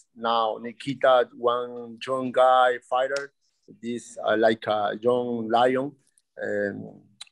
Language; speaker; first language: English; non-native, learner; Spanish